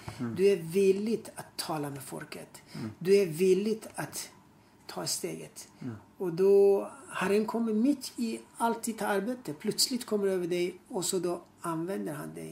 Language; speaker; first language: Swedish; non-native, fluent; Persian